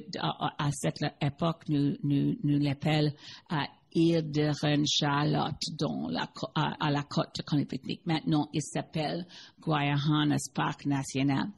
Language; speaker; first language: French; non-native, learner; English